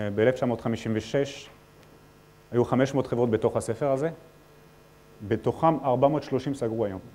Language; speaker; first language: Hebrew; non-native, fluent; French